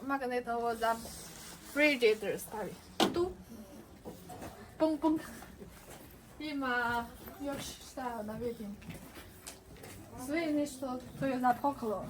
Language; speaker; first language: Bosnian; non-native, learner; Chinese